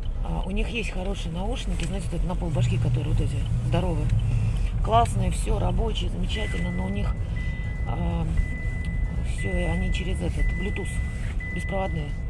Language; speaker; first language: Russian; native; Russian